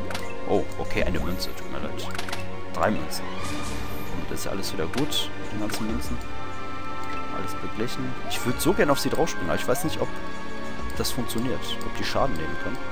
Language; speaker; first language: German; native; German